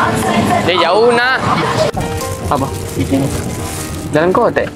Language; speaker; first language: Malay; early bilingual, heritage; Malay